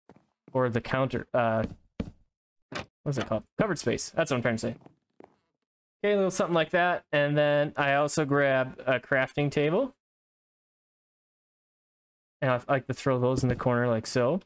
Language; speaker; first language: English; native; English